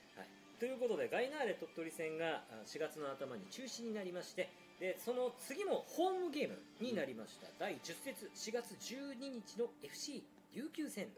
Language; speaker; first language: Japanese; native; Japanese